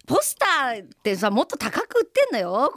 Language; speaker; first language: Japanese; native; Japanese